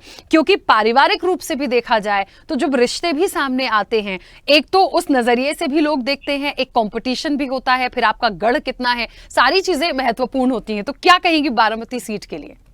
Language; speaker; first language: Hindi; native; Hindi